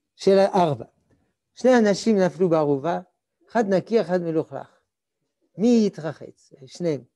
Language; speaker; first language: Hebrew; non-native, fluent; French